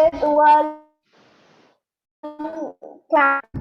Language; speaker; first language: English; non-native, learner; Vietnamese